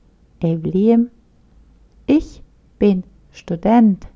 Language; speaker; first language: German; non-native, fluent; Turkish